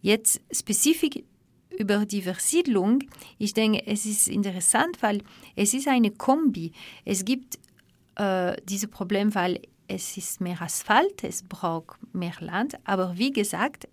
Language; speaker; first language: German; non-native, fluent; French